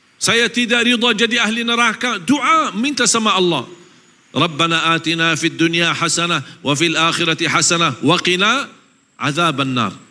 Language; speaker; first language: Malay; non-native, fluent; Arabic